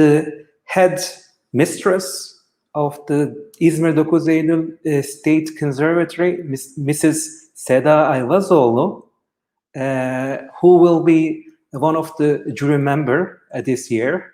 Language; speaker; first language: English; non-native, fluent; Turkish